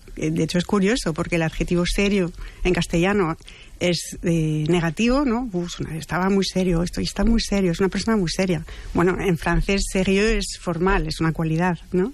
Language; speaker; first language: Spanish; non-native, fluent; French